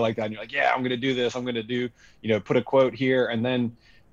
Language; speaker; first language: English; native; English